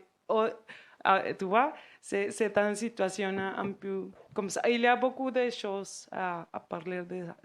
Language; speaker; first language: French; non-native, fluent; Spanish